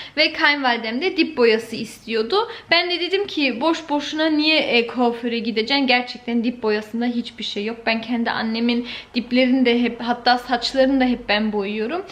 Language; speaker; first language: Turkish; early bilingual, heritage; Turkish